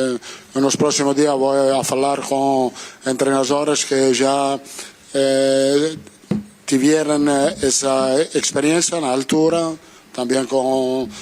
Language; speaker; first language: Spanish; non-native, fluent; Italian